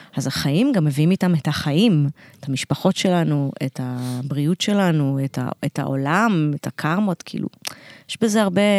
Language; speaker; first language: Hebrew; early bilingual, other home language; Russian